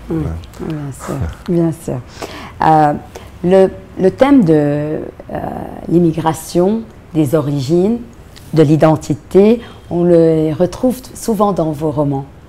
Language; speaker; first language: French; non-native, local second language; Arabic